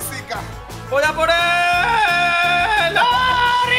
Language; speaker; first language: Spanish; native; Spanish